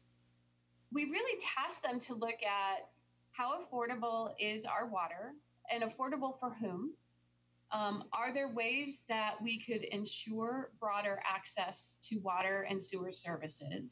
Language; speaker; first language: English; native; English